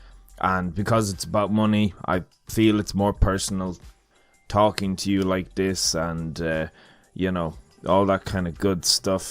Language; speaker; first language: English; native; English